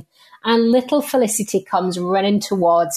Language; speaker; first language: English; native; English